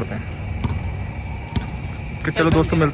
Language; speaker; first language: Hindi; native; Hindi